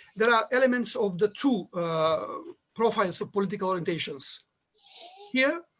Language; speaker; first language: English; non-native, fluent; Macedonian